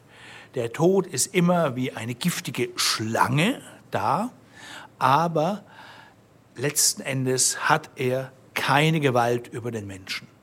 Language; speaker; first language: German; native; German